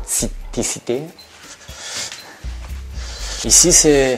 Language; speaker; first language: French; non-native, learner; Japanese